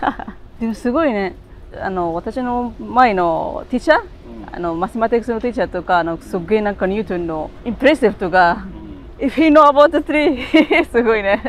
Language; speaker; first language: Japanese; non-native, learner; Arabic